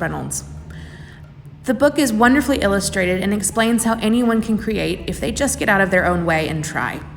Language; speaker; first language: English; native; English